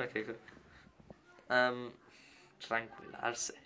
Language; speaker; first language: Spanish; non-native, learner; English